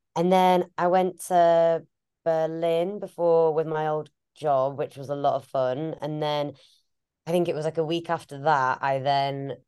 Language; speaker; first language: English; native; English